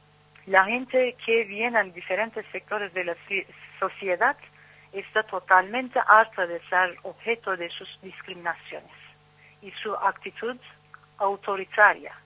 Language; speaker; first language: Spanish; non-native, learner; Turkish